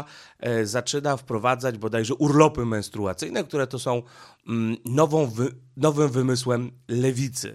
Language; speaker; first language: Polish; native; Polish